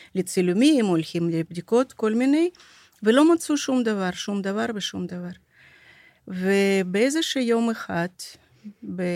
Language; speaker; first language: Hebrew; non-native, fluent; Russian